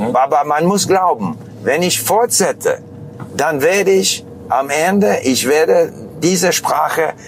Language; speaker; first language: German; non-native, fluent; English